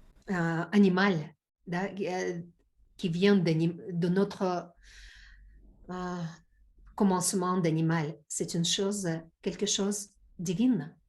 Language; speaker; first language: French; non-native, learner; Russian